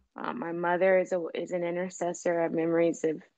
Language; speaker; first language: English; native; English